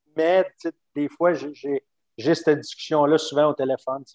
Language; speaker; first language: French; native; French